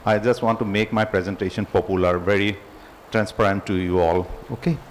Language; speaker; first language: English; non-native, local second language; Assamese